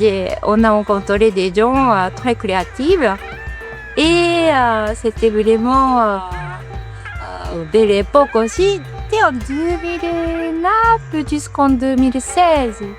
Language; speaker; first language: French; non-native, fluent; Japanese